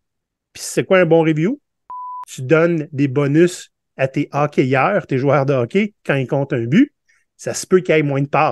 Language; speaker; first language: French; native; French